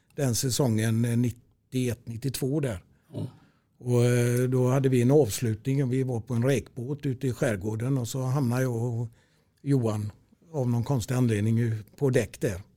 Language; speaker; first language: Swedish; native; Swedish